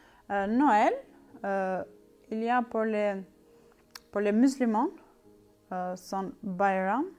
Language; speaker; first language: French; non-native, learner; Albanian